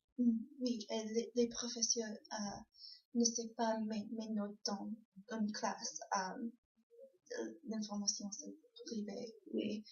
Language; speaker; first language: French; non-native, learner; English